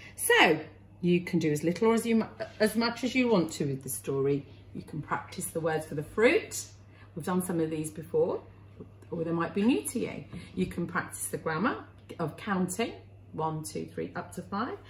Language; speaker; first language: English; native; English